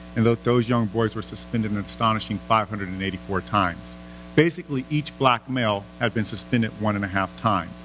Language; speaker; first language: English; native; English